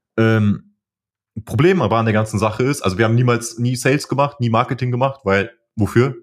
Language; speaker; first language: German; early bilingual, other home language; Polish